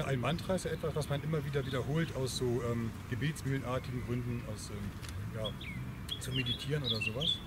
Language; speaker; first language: German; native; German